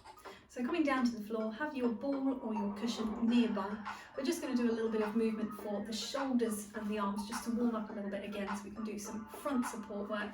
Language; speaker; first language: English; native; English